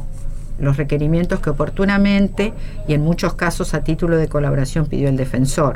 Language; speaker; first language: Spanish; native; Spanish